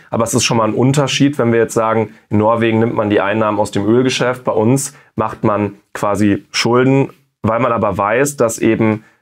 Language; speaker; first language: German; native; German